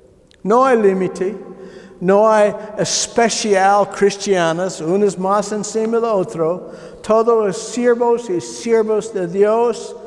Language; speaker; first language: Spanish; non-native, learner; English